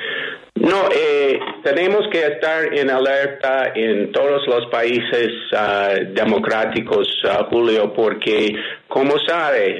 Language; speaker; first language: Spanish; non-native, fluent; English